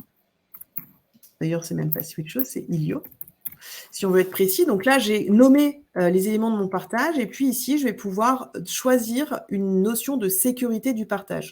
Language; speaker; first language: French; native; French